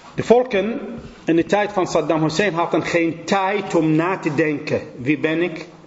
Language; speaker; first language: Dutch; non-native, fluent; Assyrian Neo-Aramaic